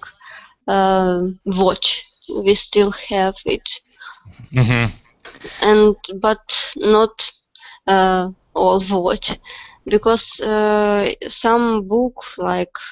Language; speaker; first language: English; non-native, learner; Russian